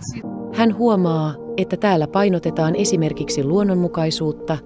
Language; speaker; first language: Finnish; native; Finnish